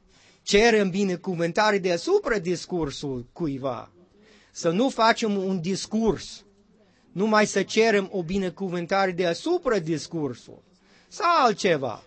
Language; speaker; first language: Romanian; non-native, learner; English